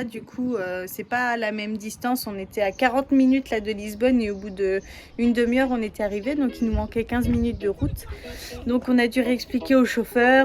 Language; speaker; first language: French; native; French